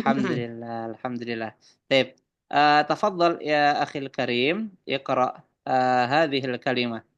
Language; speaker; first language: Arabic; non-native, fluent; Indonesian